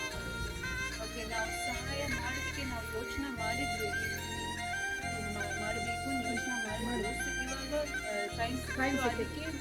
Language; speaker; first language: Kannada; non-native, local second language; Tibetan